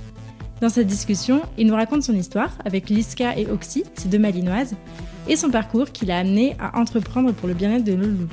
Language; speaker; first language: French; native; French